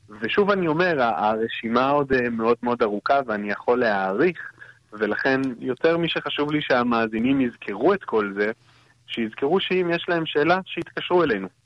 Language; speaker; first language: Hebrew; native; Hebrew